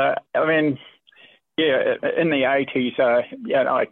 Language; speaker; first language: English; native; English